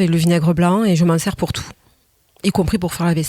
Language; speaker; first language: French; native; French